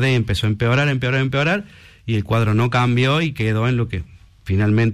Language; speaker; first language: Spanish; native; Spanish